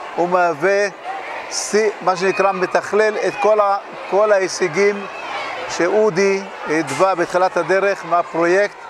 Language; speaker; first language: Hebrew; non-native, local second language; Arabic